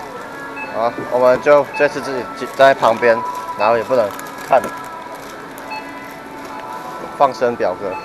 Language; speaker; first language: Chinese; native; Chinese